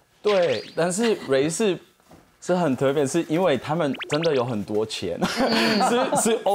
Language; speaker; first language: Chinese; non-native, fluent; French